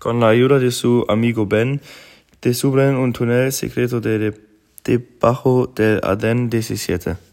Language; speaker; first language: Spanish; non-native, learner; German